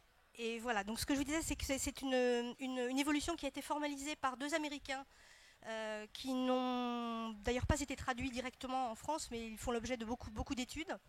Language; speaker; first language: French; native; French